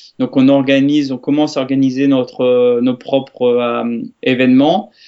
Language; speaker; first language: French; native; French